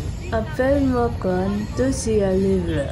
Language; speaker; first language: French; non-native, learner; Filipino